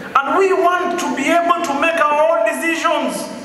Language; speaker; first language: English; non-native, local second language; Swahili